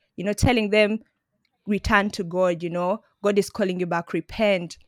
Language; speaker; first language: English; non-native, local second language; Ganda